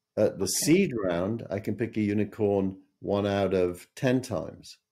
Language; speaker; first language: English; native; English